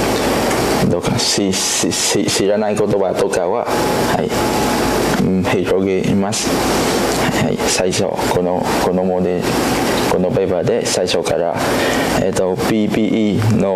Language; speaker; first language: Japanese; non-native, learner; Cantonese